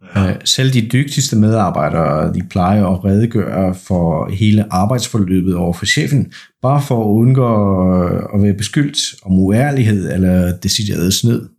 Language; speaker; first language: Danish; non-native, fluent; Polish